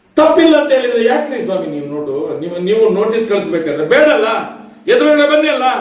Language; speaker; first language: Kannada; non-native, local second language; Tulu